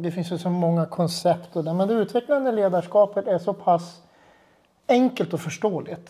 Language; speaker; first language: Swedish; native; Swedish